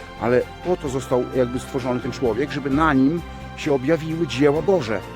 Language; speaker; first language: Polish; native; Polish